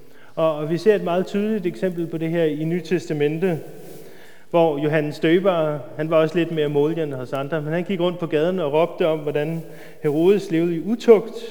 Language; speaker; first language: Danish; native; Danish